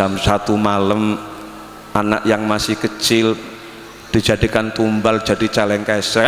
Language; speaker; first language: Indonesian; non-native, local second language; Javanese